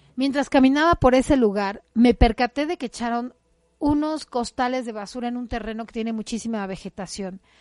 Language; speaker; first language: Spanish; native; Spanish